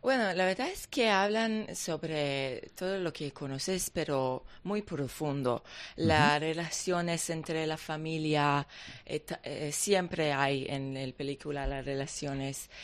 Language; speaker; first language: Spanish; non-native, learner; Hebrew